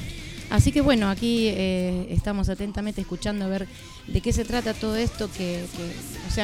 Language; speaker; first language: Spanish; native; Spanish